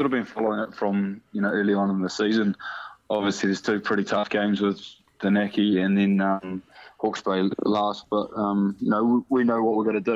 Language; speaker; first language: English; native; English